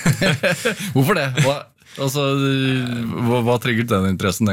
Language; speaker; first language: Norwegian; native; Norwegian